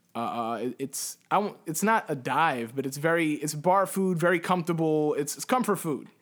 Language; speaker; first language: English; early bilingual, heritage; Spanish